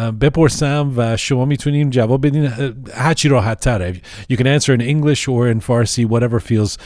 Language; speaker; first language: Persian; early bilingual, heritage; Persian